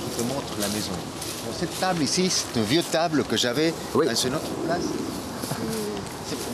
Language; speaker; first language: French; non-native, learner; Spanish